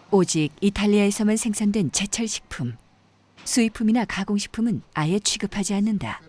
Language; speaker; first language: Korean; native; Korean